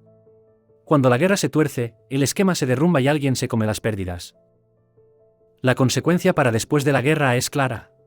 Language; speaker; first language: Spanish; native; Spanish